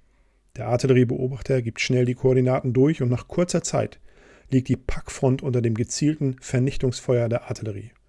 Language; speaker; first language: German; native; German